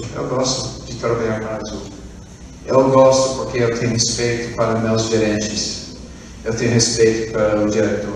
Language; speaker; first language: Portuguese; non-native, fluent; English